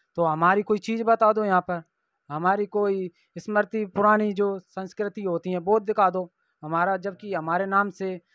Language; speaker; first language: Hindi; native; Hindi